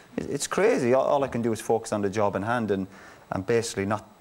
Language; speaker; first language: English; native; English